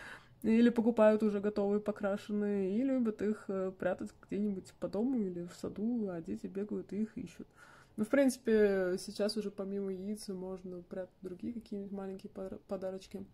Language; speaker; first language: Russian; native; Russian